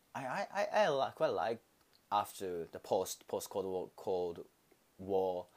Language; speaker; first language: English; non-native, fluent; Japanese